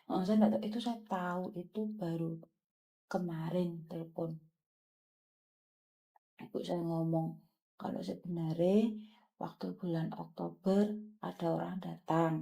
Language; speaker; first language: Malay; non-native, local second language; Javanese